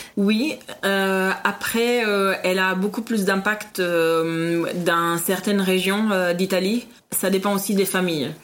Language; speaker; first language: French; non-native, fluent; Italian